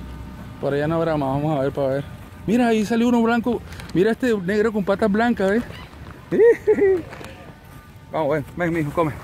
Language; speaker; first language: Spanish; native; Spanish